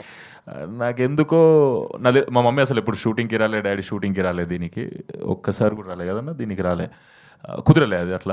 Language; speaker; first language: Telugu; native; Telugu